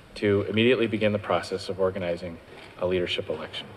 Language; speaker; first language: English; native; English